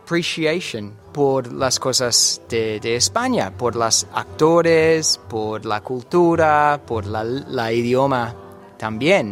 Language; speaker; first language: Spanish; non-native, learner; English